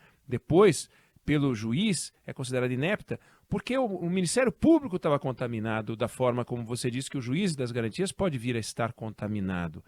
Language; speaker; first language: Portuguese; native; Portuguese